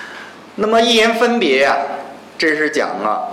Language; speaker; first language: Chinese; native; Chinese